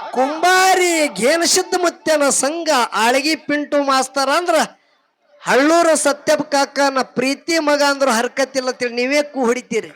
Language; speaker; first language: Kannada; native; Kannada